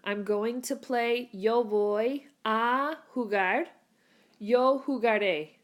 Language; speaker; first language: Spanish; non-native, learner; English